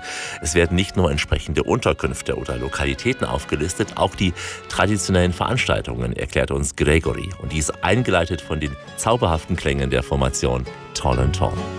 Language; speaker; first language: German; native; German